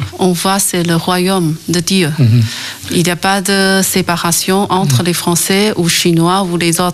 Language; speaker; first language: French; non-native, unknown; Chinese